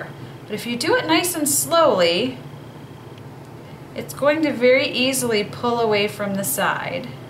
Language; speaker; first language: English; native; English